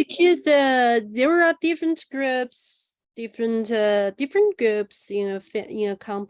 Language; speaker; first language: English; non-native, learner; Chinese